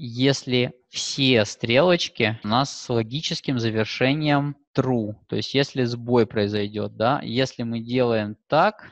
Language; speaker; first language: Russian; native; Russian